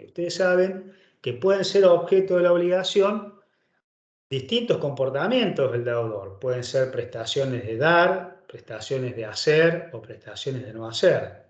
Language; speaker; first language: Spanish; native; Spanish